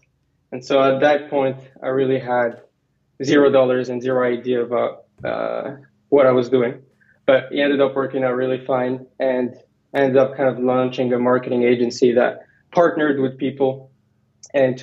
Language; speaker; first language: English; non-native, fluent; Arabic